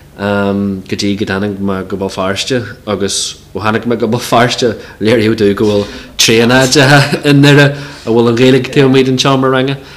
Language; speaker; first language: Irish; non-native, local second language; English